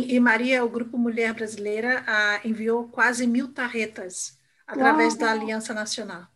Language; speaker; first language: Spanish; non-native, fluent; Portuguese